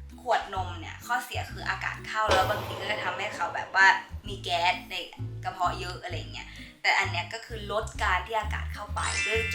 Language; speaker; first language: Thai; native; Thai